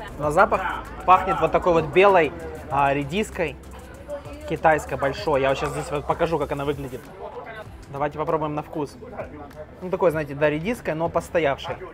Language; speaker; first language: Russian; native; Russian